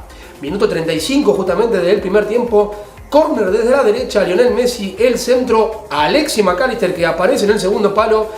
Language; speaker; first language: Spanish; native; Spanish